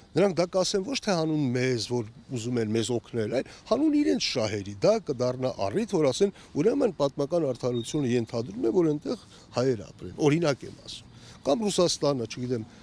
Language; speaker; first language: Armenian; native; Armenian